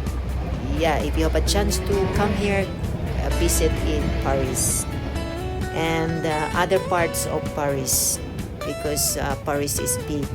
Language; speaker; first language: English; non-native, local second language; Cebuano